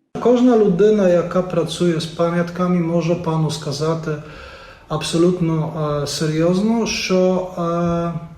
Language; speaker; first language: Ukrainian; non-native, fluent; Polish